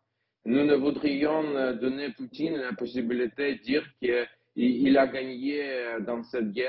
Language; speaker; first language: French; non-native, learner; Ukrainian